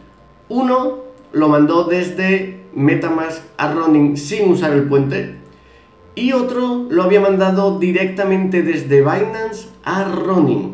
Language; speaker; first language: Spanish; native; Spanish